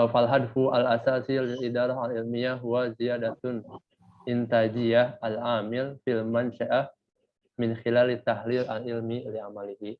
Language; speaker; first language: Arabic; non-native, learner; Indonesian